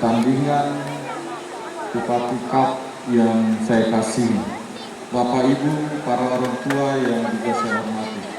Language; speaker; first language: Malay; non-native, local second language; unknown